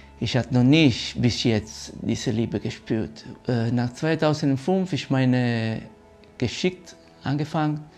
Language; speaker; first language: German; non-native, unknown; Italian